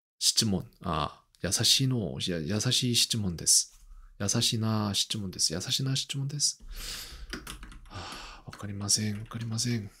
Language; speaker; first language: Japanese; non-native, learner; Korean